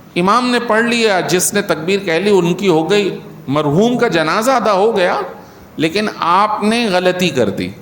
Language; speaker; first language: Urdu; native; Urdu